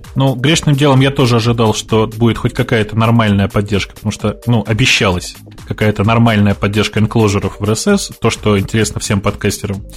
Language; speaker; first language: Russian; native; Russian